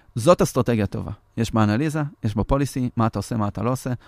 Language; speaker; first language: Hebrew; native; Hebrew